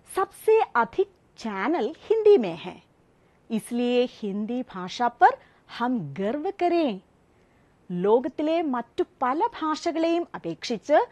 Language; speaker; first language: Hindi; non-native, local second language; Malayalam